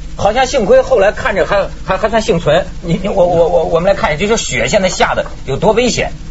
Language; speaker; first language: Chinese; native; Chinese